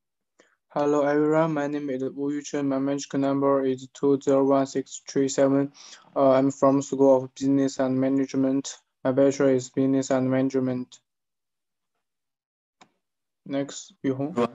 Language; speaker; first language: English; non-native, learner; Chinese